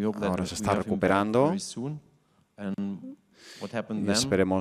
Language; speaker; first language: Spanish; non-native, learner; German